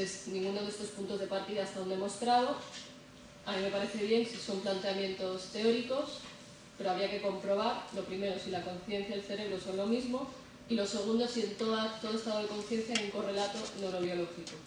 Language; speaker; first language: Spanish; native; Spanish